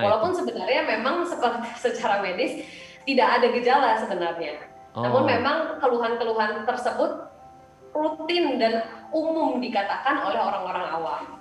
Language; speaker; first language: Indonesian; native; Indonesian